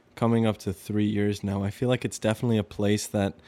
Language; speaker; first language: English; early bilingual, other home language; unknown